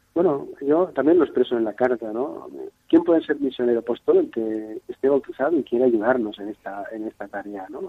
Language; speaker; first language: Spanish; native; Spanish